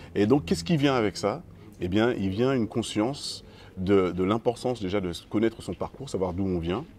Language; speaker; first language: French; native; French